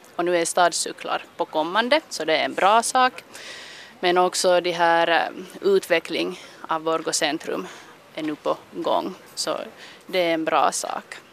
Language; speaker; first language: Swedish; non-native, local second language; Finnish